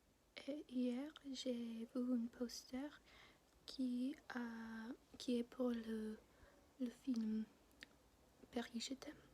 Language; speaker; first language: French; non-native, learner; English